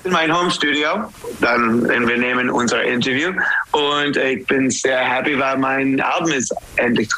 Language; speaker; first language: German; non-native, learner; English